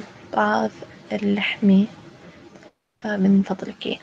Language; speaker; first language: Arabic; non-native, learner; English